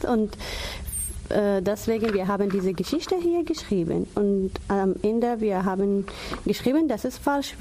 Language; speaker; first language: German; non-native, learner; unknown